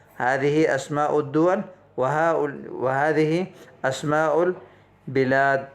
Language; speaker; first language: Arabic; non-native, fluent; Urdu